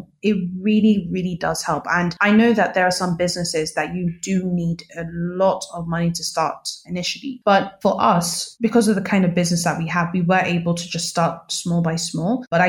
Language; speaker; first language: English; native; English